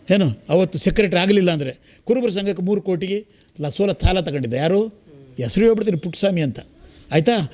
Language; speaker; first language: Kannada; native; Kannada